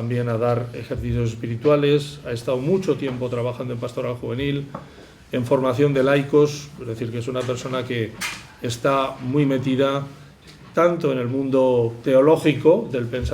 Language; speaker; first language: Spanish; native; Spanish